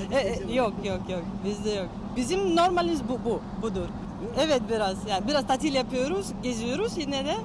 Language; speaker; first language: Turkish; non-native, learner; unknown